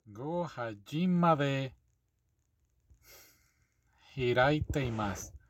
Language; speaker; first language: Japanese; non-native, learner; English